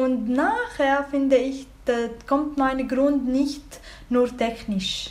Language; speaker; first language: German; non-native, learner; Arabic